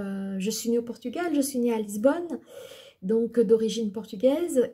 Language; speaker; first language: French; native; French